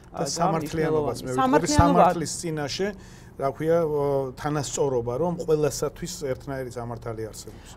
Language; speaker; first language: Georgian; native; Georgian